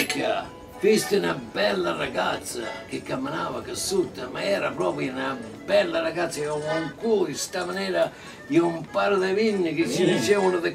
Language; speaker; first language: Italian; early bilingual, heritage; English